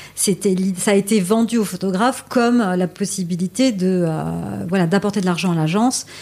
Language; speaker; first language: French; native; French